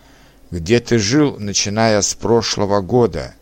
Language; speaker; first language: Russian; non-native, learner; Czech